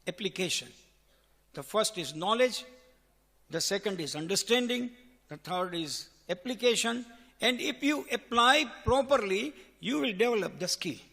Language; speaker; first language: English; non-native, local second language; Gujarati